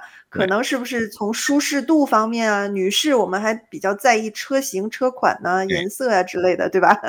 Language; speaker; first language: Chinese; native; Chinese